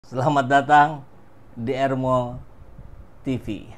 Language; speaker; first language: Indonesian; native; Indonesian